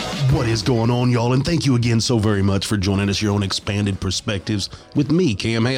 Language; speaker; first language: English; native; English